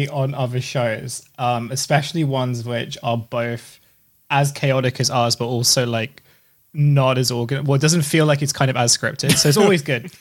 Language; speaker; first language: English; native; English